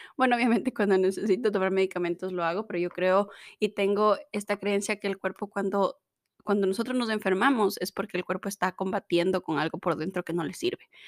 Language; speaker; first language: Spanish; native; Spanish